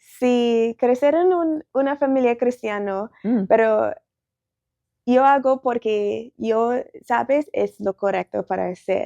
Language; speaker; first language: Spanish; non-native, learner; English